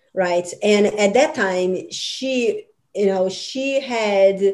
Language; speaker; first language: English; non-native, fluent; Portuguese